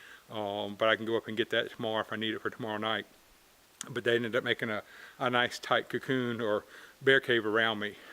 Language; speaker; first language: English; native; English